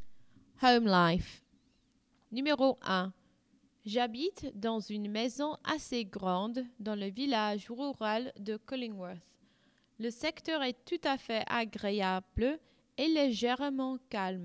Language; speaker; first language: French; non-native, learner; English